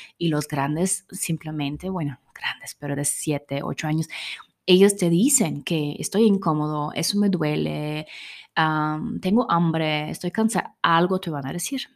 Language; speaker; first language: Spanish; non-native, fluent; German